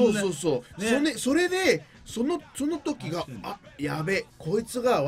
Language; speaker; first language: Japanese; non-native, learner; Spanish